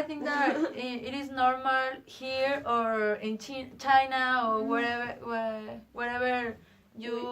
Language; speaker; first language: English; non-native, learner; Spanish